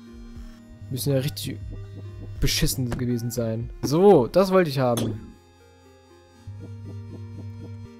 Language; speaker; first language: German; native; German